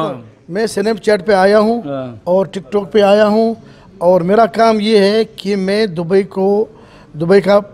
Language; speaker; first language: Hindi; non-native, fluent; Arabic